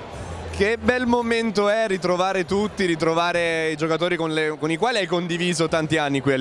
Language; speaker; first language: Italian; native; Italian